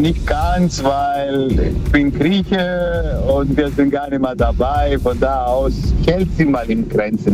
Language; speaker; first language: German; early bilingual, other home language; Greek